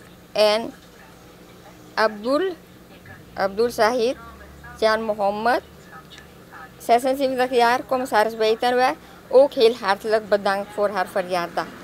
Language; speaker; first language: Dutch; non-native, local second language; Caribbean Hindustani